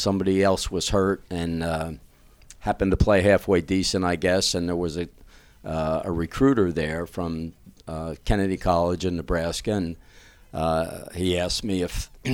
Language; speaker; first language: English; native; English